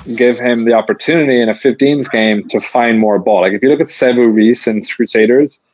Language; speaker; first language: English; native; English